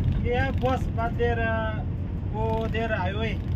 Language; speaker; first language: English; non-native, learner; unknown